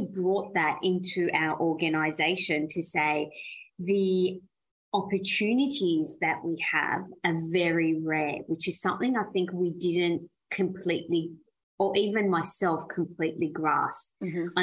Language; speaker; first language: English; early bilingual, other home language; Persian